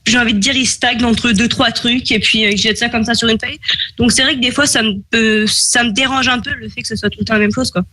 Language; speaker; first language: French; native; French